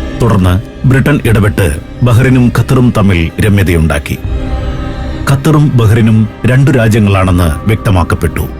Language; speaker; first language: Malayalam; native; Malayalam